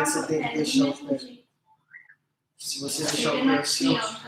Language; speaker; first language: Portuguese; native; Portuguese